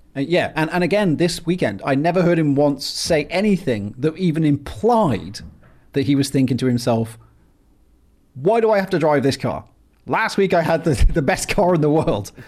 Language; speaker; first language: English; native; English